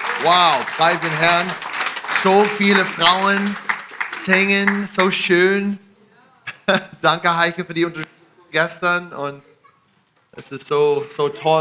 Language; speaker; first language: German; non-native, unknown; English